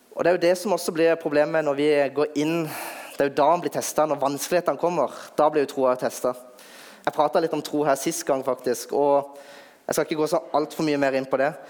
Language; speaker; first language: Norwegian; native; Norwegian